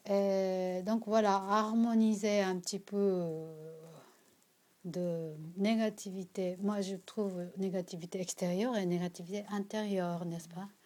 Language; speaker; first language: French; non-native, learner; Japanese